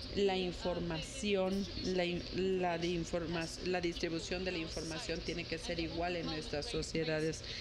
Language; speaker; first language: Spanish; non-native, fluent; Ukrainian